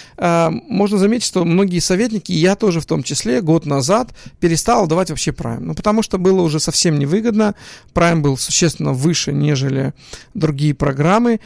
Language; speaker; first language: Russian; early bilingual, other home language; Hebrew